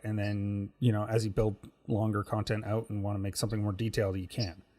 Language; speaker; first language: English; native; English